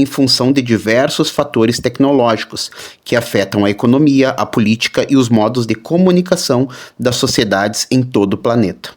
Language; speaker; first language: Portuguese; native; Portuguese